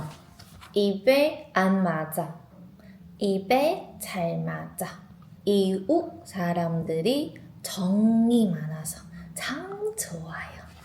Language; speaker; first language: Korean; non-native, learner; Chinese